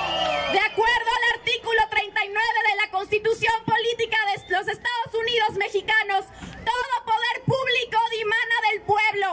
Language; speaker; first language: Spanish; native; Spanish